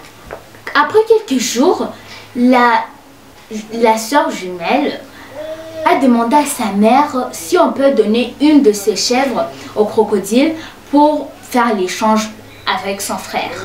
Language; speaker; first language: French; non-native, local second language; Kinyarwanda